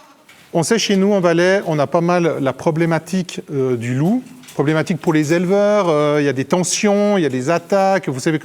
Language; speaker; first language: French; native; French